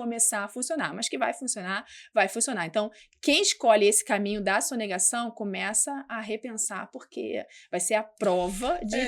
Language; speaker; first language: Portuguese; native; Portuguese